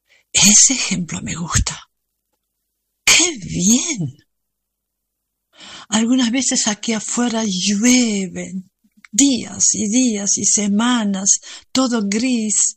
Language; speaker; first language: Spanish; non-native, learner; German